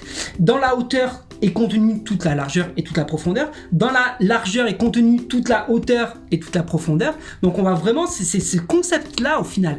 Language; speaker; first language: French; native; French